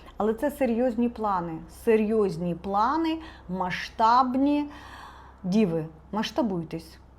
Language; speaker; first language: Ukrainian; non-native, local second language; Russian